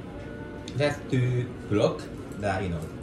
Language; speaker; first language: English; non-native, learner; Japanese